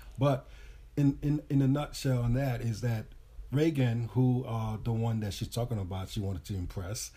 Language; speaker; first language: English; early bilingual, other home language; Haitian Creole